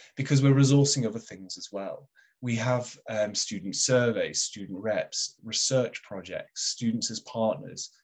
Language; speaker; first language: English; native; English